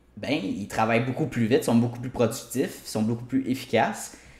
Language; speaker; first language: French; native; French